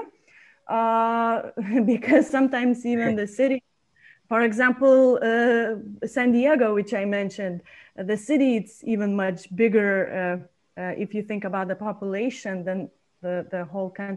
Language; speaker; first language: English; non-native, fluent; Lithuanian